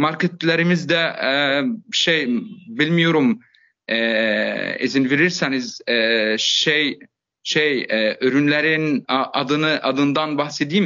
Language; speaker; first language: Turkish; non-native, fluent; Arabic